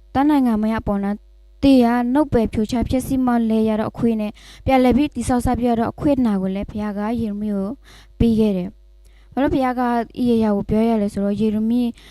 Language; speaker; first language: Burmese; non-native, local second language; S'gaw Karen